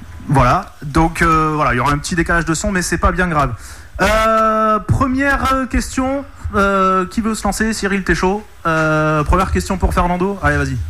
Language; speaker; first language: French; native; French